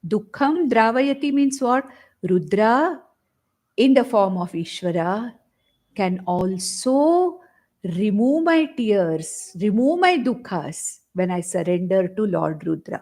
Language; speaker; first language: English; non-native, local second language; Konkani